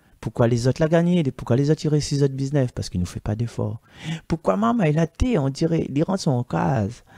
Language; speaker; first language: French; non-native, local second language; Malagasy